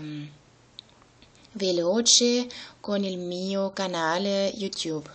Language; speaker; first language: Italian; non-native, learner; German